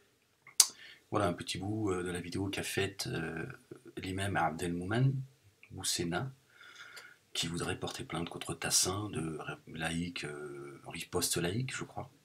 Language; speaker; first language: French; native; French